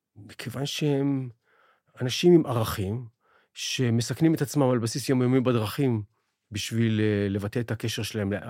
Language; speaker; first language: Hebrew; native; Hebrew